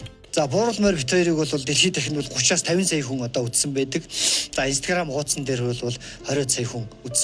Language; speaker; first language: Mongolian; native; Mongolian